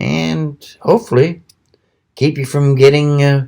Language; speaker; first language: English; native; English